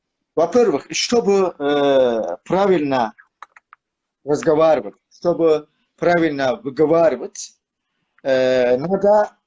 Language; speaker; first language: Russian; non-native, learner; Turkish